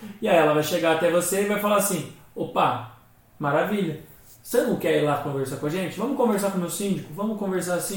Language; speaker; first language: Portuguese; native; Portuguese